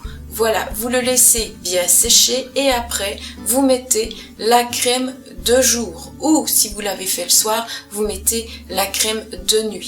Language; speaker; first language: French; native; French